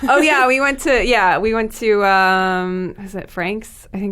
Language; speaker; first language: English; native; English